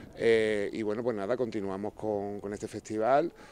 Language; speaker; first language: Spanish; native; Spanish